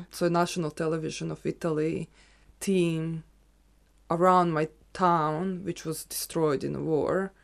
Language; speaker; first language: English; non-native, fluent; Serbian